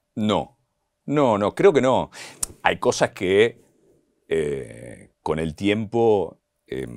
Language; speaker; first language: Spanish; native; Spanish